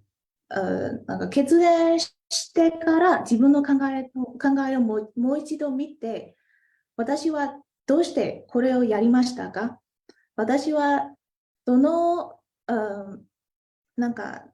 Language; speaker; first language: Japanese; non-native, fluent; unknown